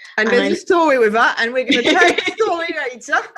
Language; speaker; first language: English; native; English